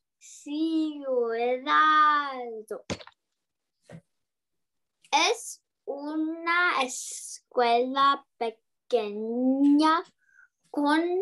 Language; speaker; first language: Spanish; non-native, learner; English